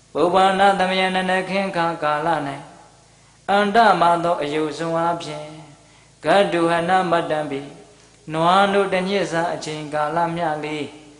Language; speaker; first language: Burmese; native; Burmese